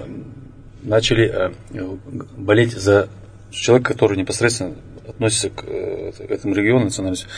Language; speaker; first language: Russian; non-native, local second language; Chechen